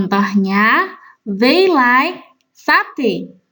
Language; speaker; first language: English; non-native, learner; Indonesian